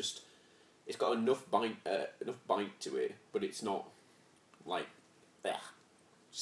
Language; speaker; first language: English; native; English